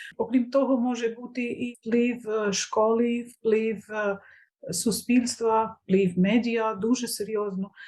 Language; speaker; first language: Ukrainian; non-native, fluent; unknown